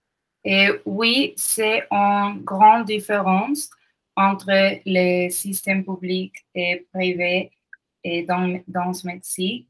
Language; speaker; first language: French; non-native, learner; Spanish